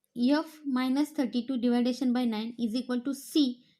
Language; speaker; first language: English; non-native, local second language; Marathi